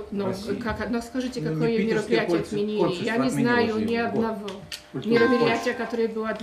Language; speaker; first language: Russian; non-native, fluent; Polish